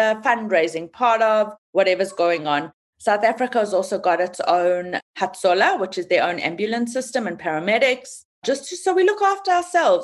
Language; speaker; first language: English; native; English